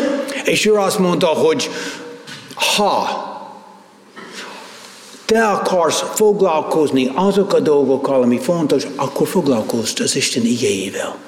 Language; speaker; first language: Hungarian; non-native, fluent; English